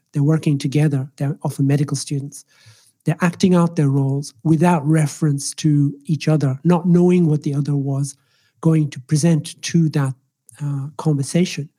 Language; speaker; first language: English; non-native, local second language; Swahili